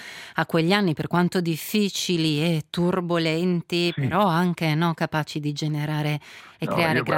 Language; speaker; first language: Italian; native; Italian